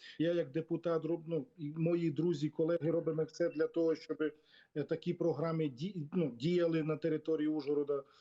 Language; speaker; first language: Ukrainian; non-native, local second language; Romany